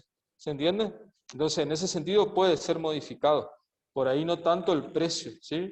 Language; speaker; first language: Spanish; native; Spanish